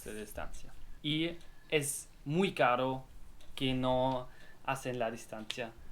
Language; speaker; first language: Spanish; non-native, learner; German